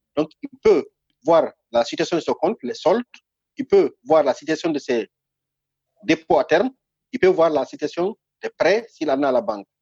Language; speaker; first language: French; non-native, local second language; Fula